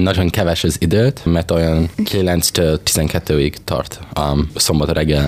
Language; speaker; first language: Hungarian; early bilingual, heritage; English